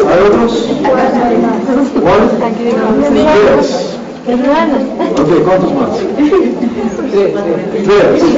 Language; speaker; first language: Spanish; non-native, learner; English